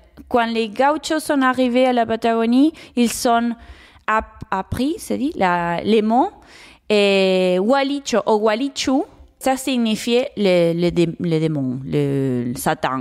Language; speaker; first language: French; non-native, fluent; Spanish